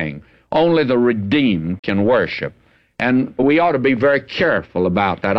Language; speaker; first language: English; native; English